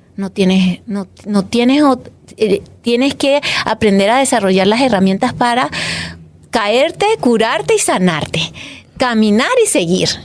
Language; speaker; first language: Spanish; native; Spanish